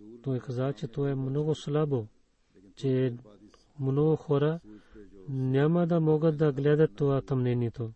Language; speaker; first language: Bulgarian; non-native, fluent; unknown